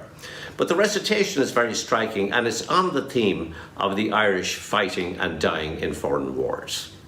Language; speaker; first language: English; native; English